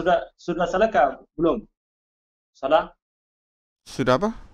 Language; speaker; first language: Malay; non-native, learner; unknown